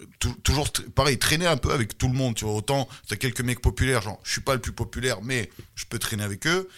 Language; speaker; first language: French; early bilingual, other home language; Russian